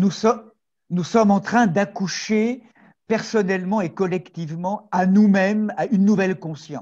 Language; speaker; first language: French; native; French